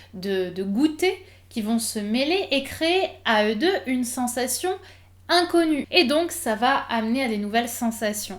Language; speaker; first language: French; native; French